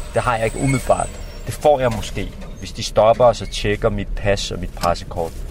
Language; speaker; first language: Danish; early bilingual, other home language; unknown